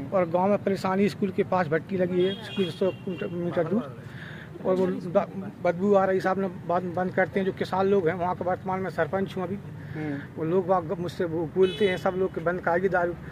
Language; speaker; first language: Hindi; native; Hindi